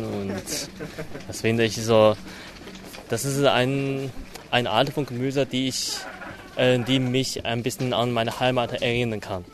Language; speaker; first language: German; non-native, fluent; Chinese